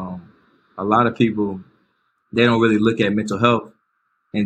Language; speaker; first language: English; native; English